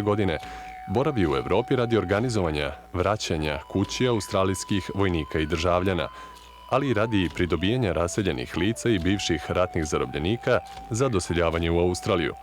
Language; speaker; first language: Bosnian; native; Bosnian